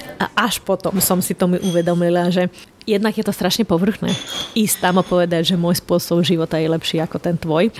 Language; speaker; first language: Slovak; non-native, local second language; Hungarian